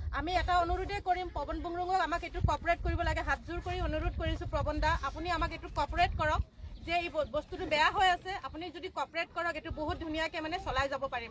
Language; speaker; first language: Assamese; non-native, local second language; Karbi